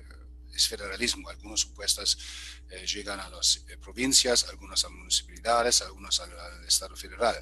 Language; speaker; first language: Spanish; non-native, fluent; German